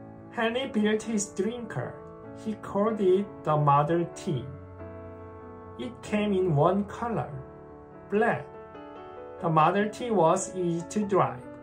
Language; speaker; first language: English; non-native, fluent; Korean